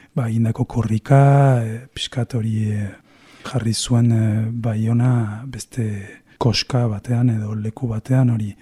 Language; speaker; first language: Basque; non-native, fluent; Spanish